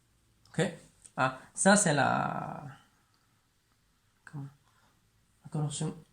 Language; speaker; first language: French; non-native, learner; Chinese